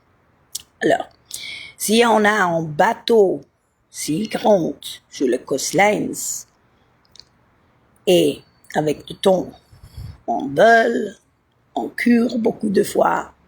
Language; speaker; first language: French; non-native, fluent; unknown